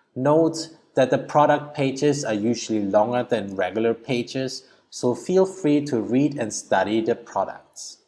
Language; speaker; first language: English; early bilingual, other home language; Thai